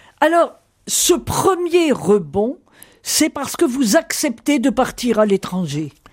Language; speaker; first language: French; native; French